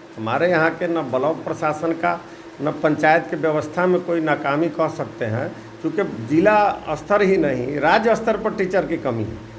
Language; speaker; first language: Hindi; native; Hindi